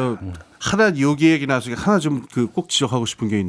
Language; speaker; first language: Korean; native; Korean